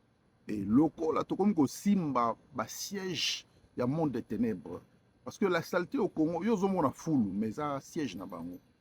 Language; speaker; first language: French; non-native, local second language; Lingala